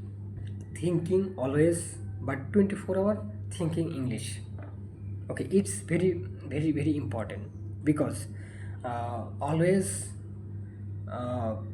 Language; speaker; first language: English; non-native, learner; Bangla